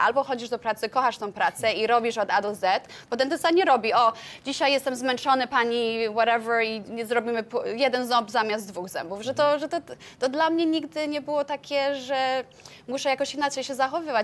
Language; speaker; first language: Polish; early bilingual, heritage; Polish